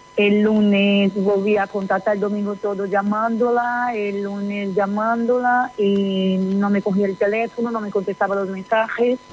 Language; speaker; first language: Spanish; non-native, fluent; Portuguese